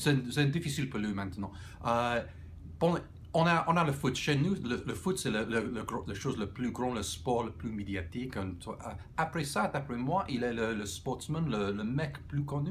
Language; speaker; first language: French; non-native, fluent; English